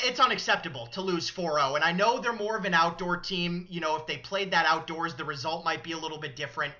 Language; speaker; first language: English; native; English